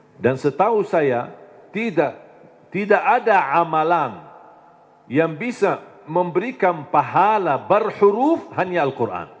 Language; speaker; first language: Indonesian; non-native, fluent; Arabic